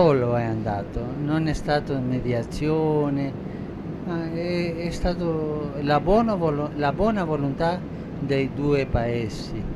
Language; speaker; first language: Italian; non-native, fluent; Spanish